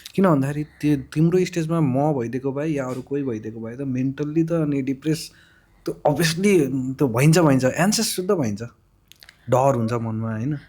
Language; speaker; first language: Nepali; native; Nepali